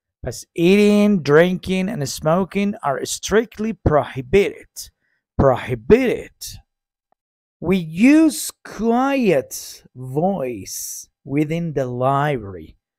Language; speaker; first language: English; non-native, fluent; Persian